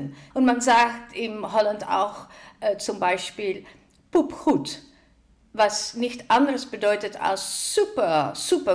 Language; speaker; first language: German; non-native, fluent; Dutch